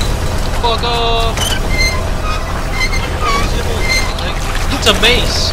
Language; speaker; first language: English; native; English